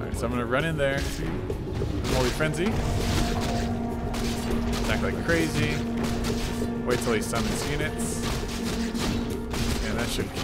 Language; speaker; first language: English; native; English